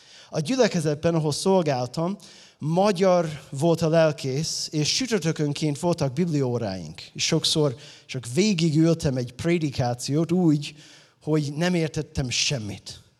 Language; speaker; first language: Hungarian; non-native, fluent; English